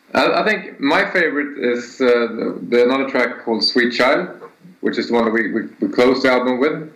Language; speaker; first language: English; non-native, fluent; Swedish